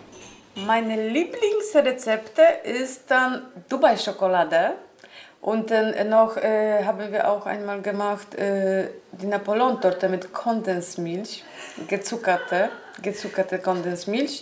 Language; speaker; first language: German; non-native, learner; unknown